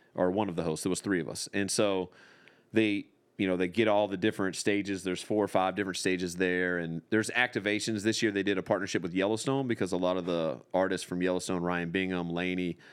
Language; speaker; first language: English; native; English